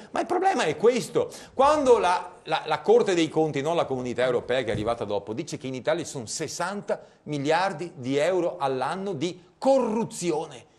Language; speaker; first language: Italian; native; Italian